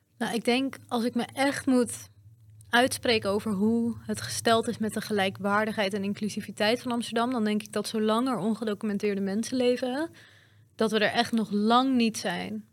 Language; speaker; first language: Dutch; early bilingual, other home language; Persian